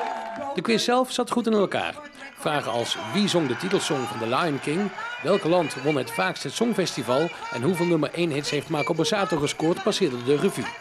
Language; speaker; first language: Dutch; native; Dutch